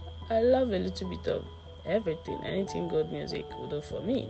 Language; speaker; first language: English; non-native, local second language; Yoruba